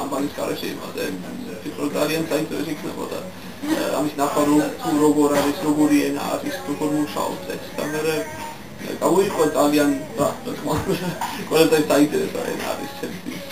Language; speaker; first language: Georgian; non-native, learner; English